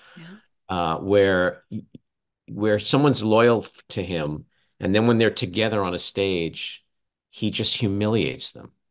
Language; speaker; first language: English; native; English